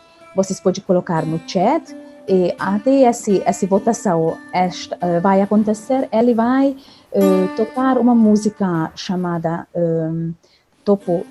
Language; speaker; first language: Portuguese; non-native, fluent; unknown